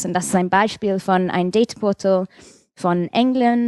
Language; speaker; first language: German; non-native, fluent; English